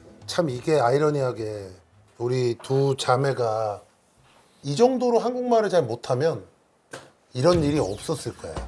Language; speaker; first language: Korean; native; Korean